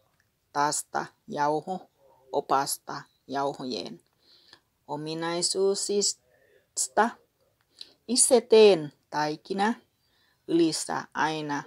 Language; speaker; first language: Finnish; non-native, learner; Northeastern Thai